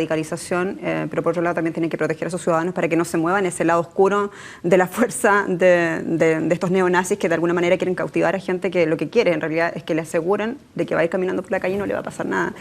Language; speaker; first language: Spanish; native; Spanish